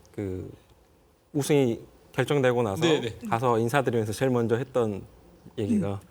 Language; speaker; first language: Korean; native; Korean